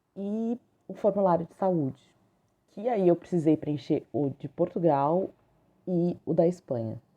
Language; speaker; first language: Portuguese; native; Portuguese